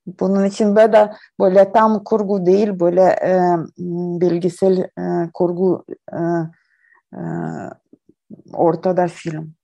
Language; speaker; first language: Turkish; non-native, learner; Ukrainian